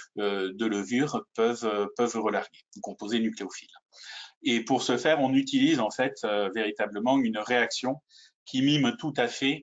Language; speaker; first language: French; native; French